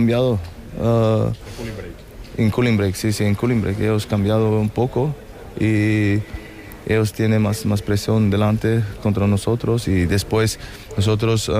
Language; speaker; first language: Spanish; non-native, learner; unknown